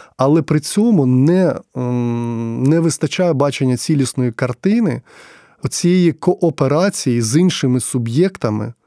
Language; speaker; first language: Ukrainian; non-native, local second language; Russian